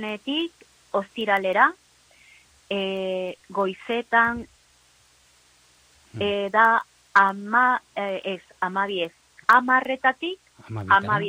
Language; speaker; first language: Basque; non-native, learner; Spanish